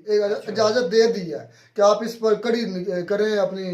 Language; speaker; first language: Urdu; non-native, local second language; Kashmiri